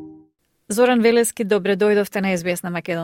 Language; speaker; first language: Macedonian; native; Macedonian